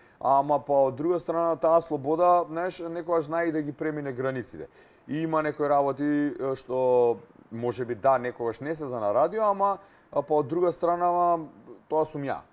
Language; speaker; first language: Macedonian; native; Macedonian